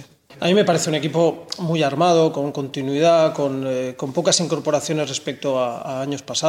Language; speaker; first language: Spanish; native; Spanish